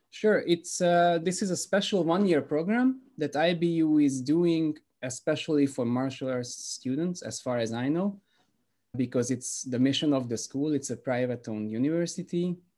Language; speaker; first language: English; non-native, fluent; Hungarian